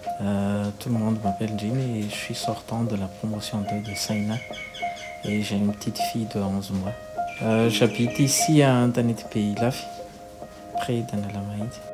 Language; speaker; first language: French; non-native, local second language; Malagasy